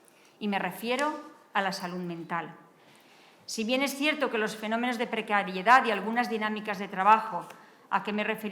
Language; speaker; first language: Spanish; native; Spanish